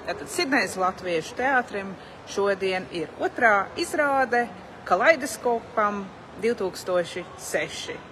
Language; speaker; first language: Latvian; early bilingual, heritage; Latvian